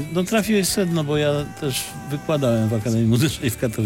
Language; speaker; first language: Polish; native; Polish